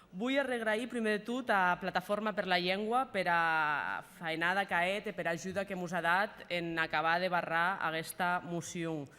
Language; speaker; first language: Catalan; non-native, local second language; Occitan